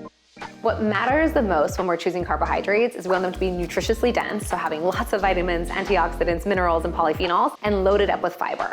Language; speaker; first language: English; native; English